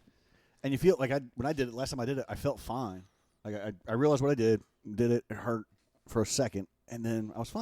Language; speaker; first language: English; native; English